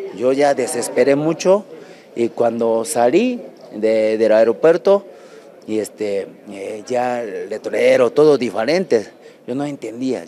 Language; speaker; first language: Spanish; non-native, learner; Japanese